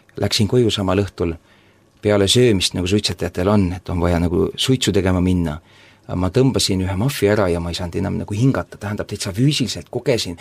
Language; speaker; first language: Estonian; native; Estonian